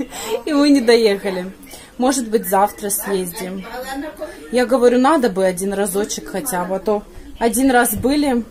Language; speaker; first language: Russian; native; Russian